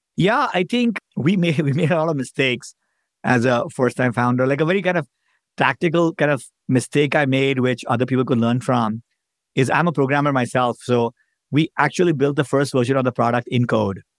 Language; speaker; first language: English; non-native, local second language; Hindi